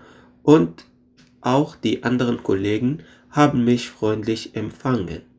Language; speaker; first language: German; non-native, fluent; Arabic